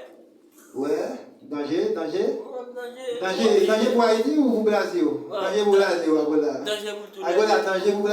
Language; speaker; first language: French; non-native, learner; Haitian Creole